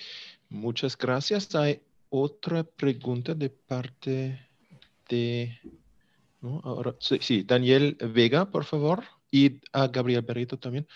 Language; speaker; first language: Spanish; non-native, fluent; German